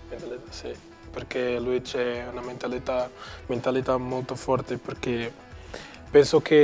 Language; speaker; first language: Italian; non-native, learner; Portuguese